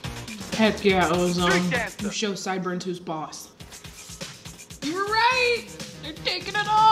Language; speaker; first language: English; native; English